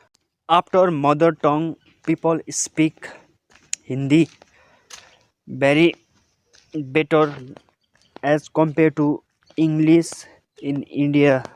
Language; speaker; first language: English; non-native, local second language; Nepali